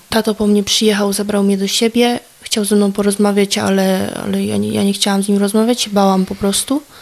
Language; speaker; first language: Polish; native; Polish